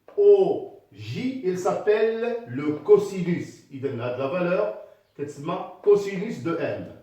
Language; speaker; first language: French; non-native, local second language; Arabic